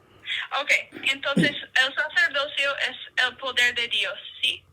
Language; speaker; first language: Spanish; non-native, learner; English